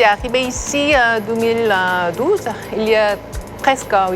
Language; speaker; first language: French; non-native, fluent; Korean